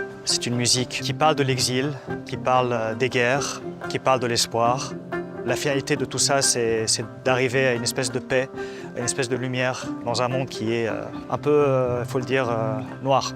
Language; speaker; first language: French; non-native, local second language; Arabic